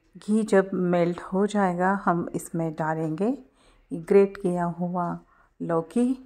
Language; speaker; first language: Hindi; non-native, local second language; Marathi